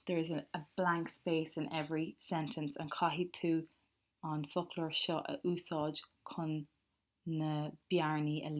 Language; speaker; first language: Irish; non-native, local second language; English